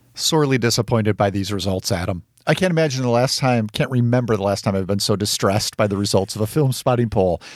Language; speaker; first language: English; native; English